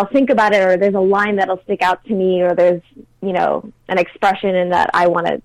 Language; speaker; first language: English; native; English